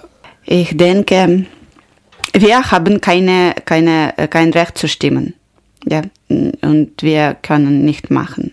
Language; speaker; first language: German; non-native, learner; Ukrainian